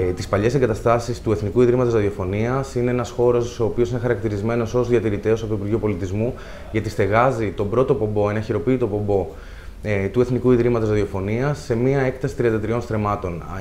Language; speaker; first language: Greek; native; Greek